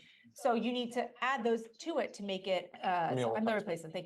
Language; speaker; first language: English; native; English